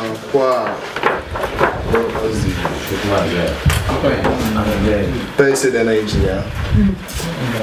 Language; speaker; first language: Italian; non-native, learner; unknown